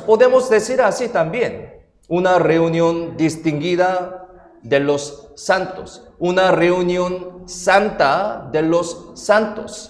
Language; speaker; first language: Spanish; non-native, fluent; Korean